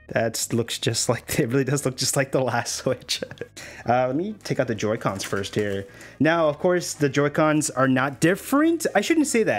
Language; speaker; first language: English; native; English